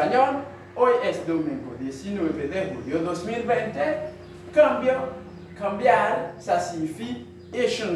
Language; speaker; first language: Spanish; non-native, fluent; Haitian Creole